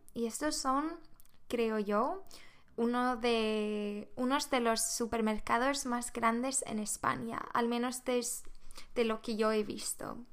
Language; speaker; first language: Spanish; non-native, fluent; Swedish